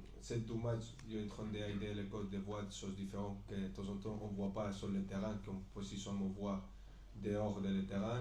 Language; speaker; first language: French; non-native, fluent; Spanish